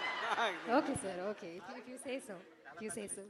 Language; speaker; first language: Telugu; non-native, learner; Malayalam